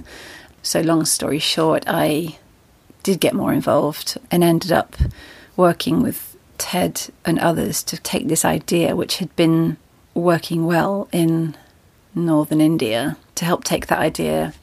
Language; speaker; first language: English; native; English